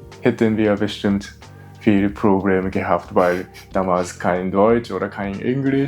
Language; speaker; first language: German; non-native, learner; Japanese